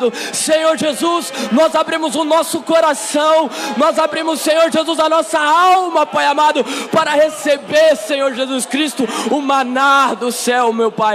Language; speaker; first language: Portuguese; native; Portuguese